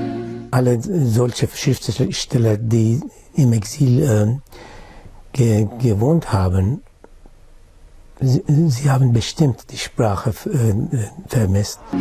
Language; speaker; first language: German; non-native, learner; Persian